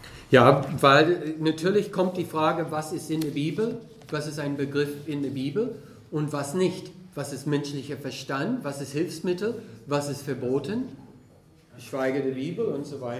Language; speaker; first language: German; non-native, fluent; English